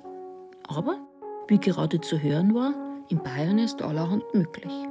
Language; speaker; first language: German; native; German